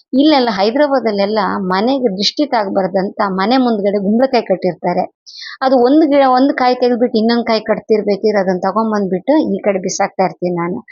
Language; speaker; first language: Kannada; native; Kannada